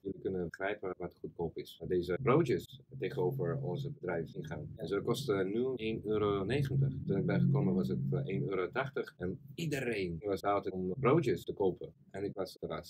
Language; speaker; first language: Dutch; non-native, fluent; Russian